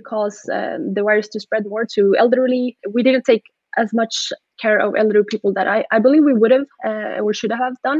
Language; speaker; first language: English; non-native, fluent; Swedish